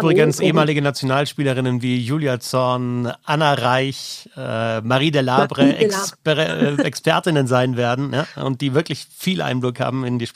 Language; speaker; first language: German; native; German